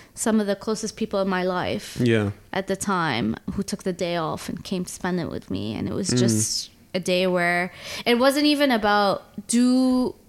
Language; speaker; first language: English; early bilingual, other home language; Arabic